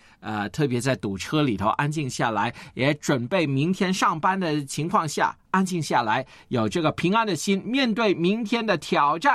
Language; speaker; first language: Chinese; native; Chinese